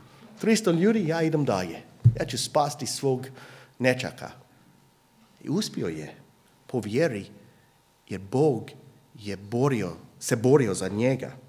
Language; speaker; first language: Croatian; non-native, fluent; English